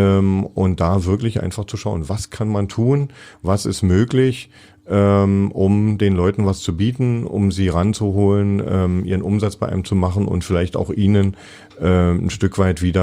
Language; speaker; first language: German; native; German